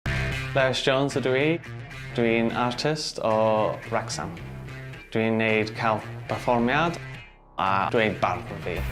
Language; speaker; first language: Welsh; non-native, local second language; English